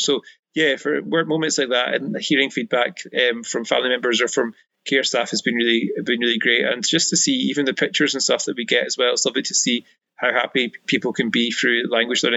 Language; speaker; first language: English; native; English